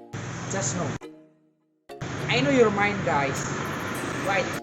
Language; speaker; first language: English; non-native, learner; Indonesian